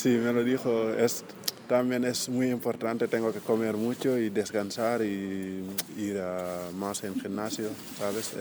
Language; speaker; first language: Spanish; non-native, learner; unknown